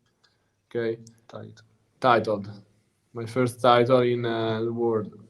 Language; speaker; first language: English; non-native, learner; Italian